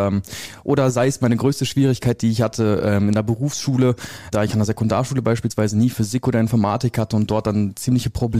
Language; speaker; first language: German; native; German